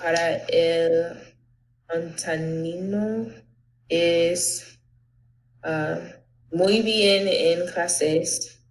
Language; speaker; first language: Spanish; non-native, learner; English